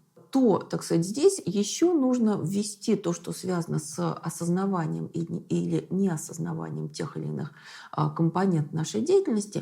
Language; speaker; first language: Russian; native; Russian